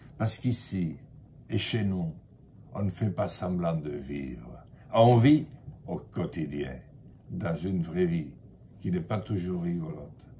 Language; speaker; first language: French; native; French